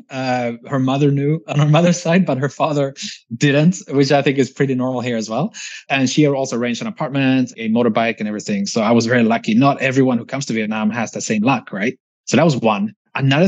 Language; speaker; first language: English; non-native, fluent; Swedish